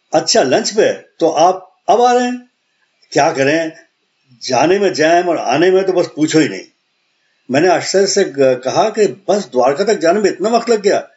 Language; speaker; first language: Hindi; native; Hindi